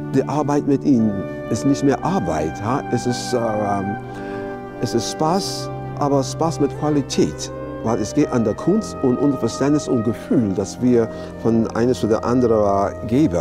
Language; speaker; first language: German; non-native, fluent; English